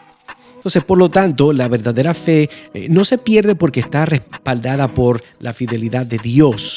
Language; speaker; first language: Spanish; native; Spanish